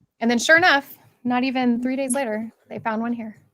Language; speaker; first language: English; native; English